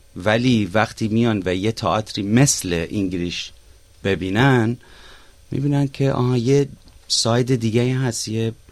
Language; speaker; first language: Persian; non-native, local second language; Arabic